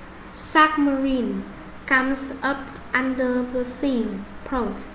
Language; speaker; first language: English; non-native, learner; Vietnamese